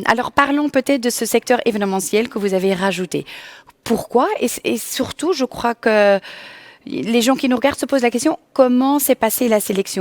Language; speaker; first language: French; non-native, local second language; Dutch